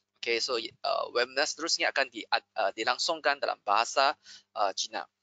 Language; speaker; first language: Malay; non-native, local second language; Chinese